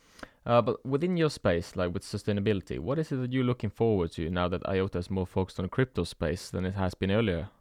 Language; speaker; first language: English; non-native, fluent; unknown